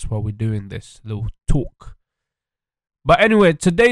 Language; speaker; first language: English; early bilingual, other home language; French